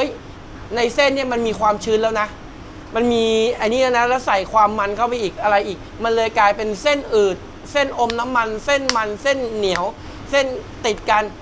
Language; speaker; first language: Thai; native; Thai